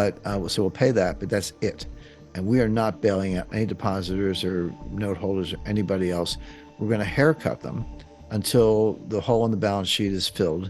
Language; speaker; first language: English; native; English